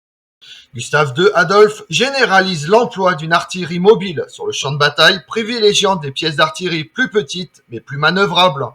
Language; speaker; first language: French; native; French